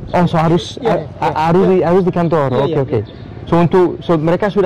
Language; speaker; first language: Indonesian; non-native, learner; English